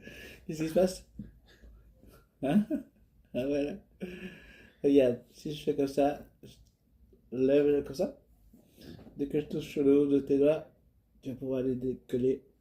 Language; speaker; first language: French; native; French